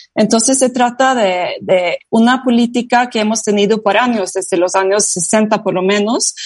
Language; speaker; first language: Spanish; non-native, fluent; Norwegian